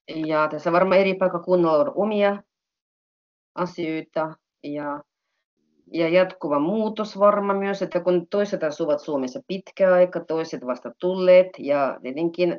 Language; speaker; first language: Finnish; non-native, fluent; Russian